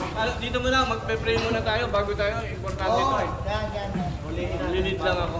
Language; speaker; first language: Filipino; native; Filipino